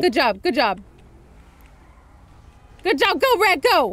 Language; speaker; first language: English; native; English